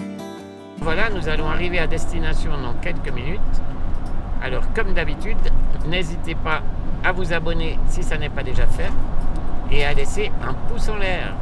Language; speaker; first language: French; native; French